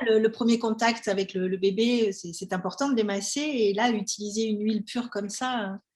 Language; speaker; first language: French; native; French